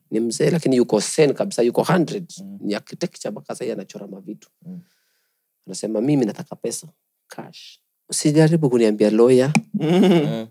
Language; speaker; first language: Swahili; native; Swahili